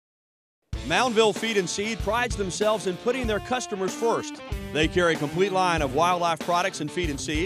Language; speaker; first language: English; native; English